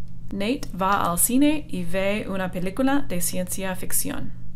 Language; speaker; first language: Spanish; non-native, fluent; English